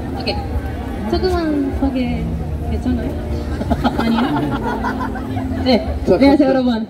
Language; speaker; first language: Korean; non-native, learner; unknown